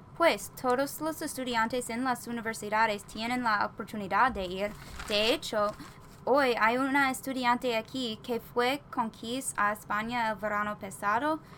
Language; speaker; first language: Spanish; non-native, learner; English